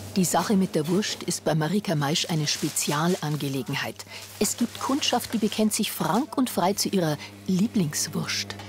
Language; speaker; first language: German; native; German